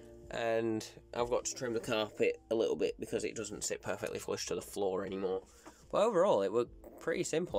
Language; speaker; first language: English; native; English